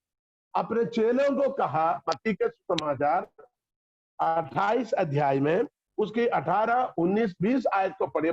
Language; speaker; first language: Hindi; non-native, local second language; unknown